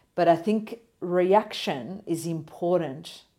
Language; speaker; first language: English; native; English